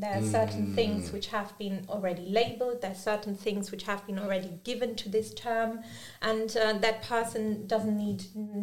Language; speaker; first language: English; non-native, fluent; German